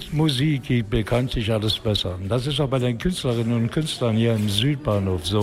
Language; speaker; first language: German; native; German